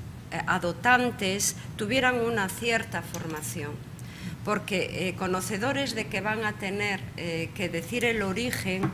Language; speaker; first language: Spanish; native; Spanish